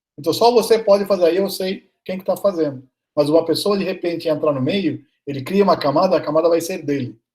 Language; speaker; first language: Portuguese; non-native, fluent; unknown